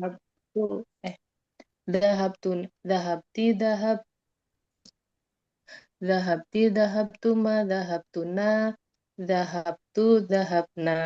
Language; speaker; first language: Arabic; non-native, learner; Indonesian